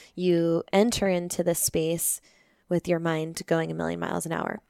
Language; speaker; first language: English; native; English